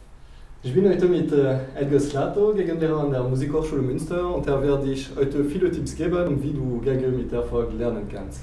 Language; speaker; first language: German; non-native, fluent; French